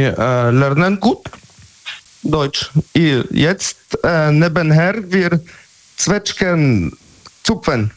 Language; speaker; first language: German; non-native, learner; Polish